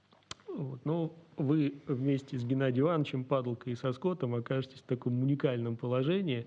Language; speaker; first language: Russian; native; Russian